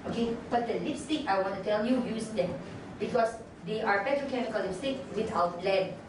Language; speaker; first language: English; non-native, local second language; Filipino